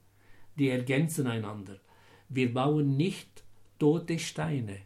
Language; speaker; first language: German; non-native, fluent; Arabic